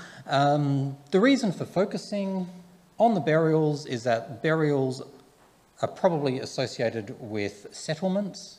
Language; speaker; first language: English; native; English